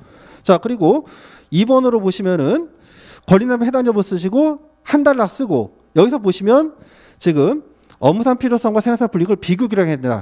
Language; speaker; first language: Korean; native; Korean